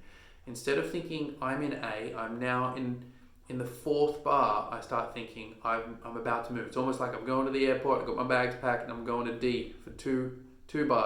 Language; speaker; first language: English; native; English